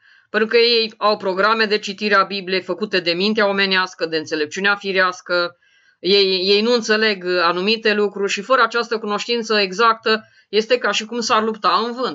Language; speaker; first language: Romanian; native; Romanian